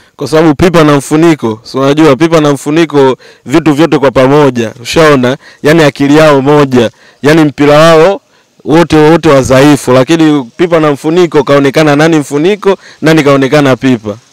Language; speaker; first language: Swahili; native; Swahili